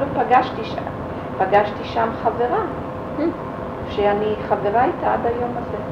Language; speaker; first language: Hebrew; early bilingual, other home language; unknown